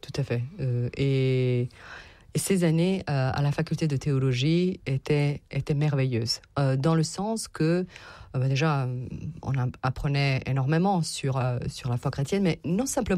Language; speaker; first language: French; non-native, fluent; Serbian